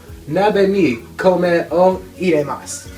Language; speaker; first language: Japanese; non-native, learner; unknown